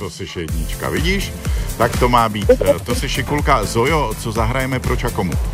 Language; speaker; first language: Czech; native; Czech